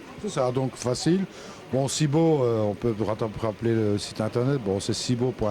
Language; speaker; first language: French; native; French